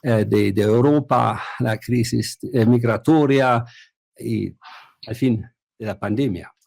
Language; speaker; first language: Spanish; non-native, fluent; German